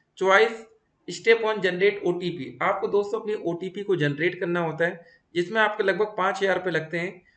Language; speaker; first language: Hindi; native; Hindi